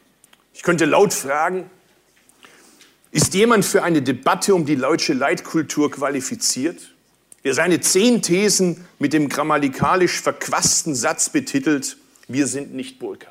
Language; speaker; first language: German; early bilingual, other home language; Turkish